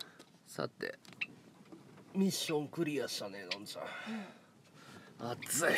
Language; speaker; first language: Japanese; native; Japanese